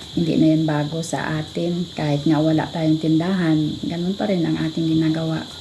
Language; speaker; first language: Filipino; non-native, local second language; Kinaray-a